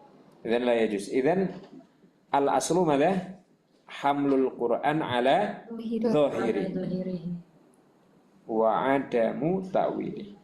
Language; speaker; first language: Arabic; non-native, fluent; Indonesian